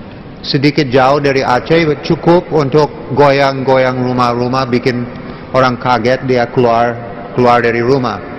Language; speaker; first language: Indonesian; non-native, learner; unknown